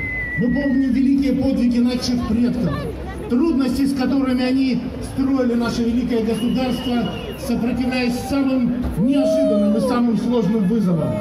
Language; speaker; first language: Russian; native; Russian